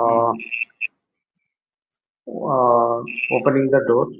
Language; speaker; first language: English; non-native, learner; Hindi